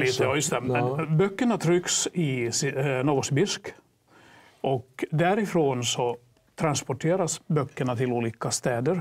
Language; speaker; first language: Swedish; non-native, fluent; Finnish